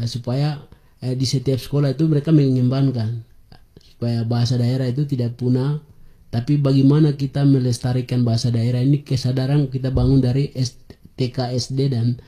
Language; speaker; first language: Indonesian; non-native, local second language; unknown